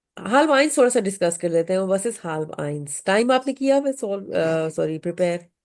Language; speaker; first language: Urdu; native; Urdu